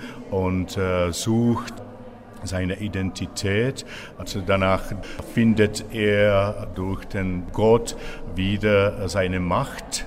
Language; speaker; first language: German; non-native, fluent; Czech